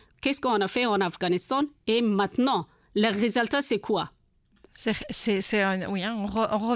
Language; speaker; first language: French; non-native, learner; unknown